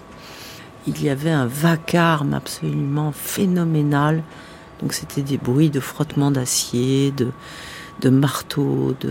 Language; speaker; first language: French; native; French